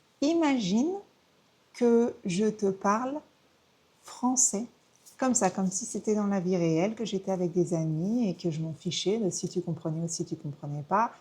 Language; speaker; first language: French; native; French